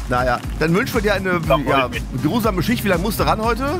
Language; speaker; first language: German; native; German